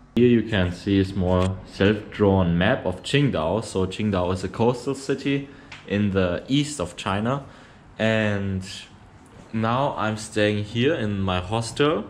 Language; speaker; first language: English; non-native, fluent; German